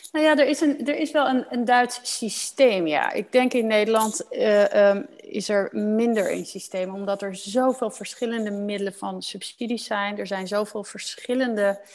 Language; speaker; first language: Dutch; native; Dutch